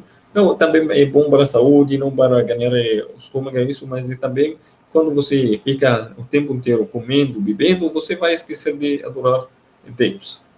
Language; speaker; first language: Portuguese; non-native, learner; Arabic